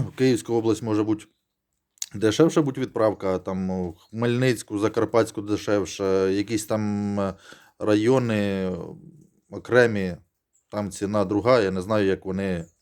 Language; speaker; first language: Ukrainian; native; Ukrainian